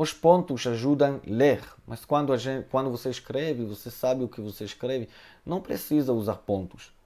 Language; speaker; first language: Portuguese; non-native, fluent; Hebrew